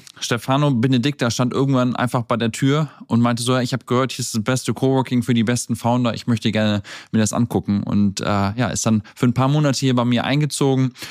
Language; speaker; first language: German; native; German